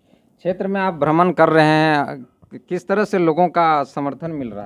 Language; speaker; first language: Hindi; native; Hindi